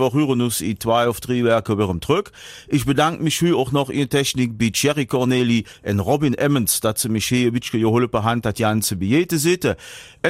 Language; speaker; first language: German; native; German